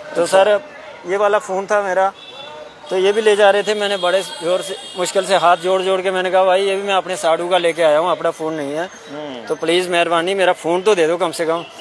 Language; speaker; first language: Hindi; native; Hindi